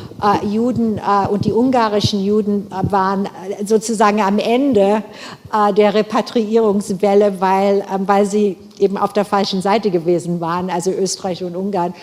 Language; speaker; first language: German; non-native, fluent; English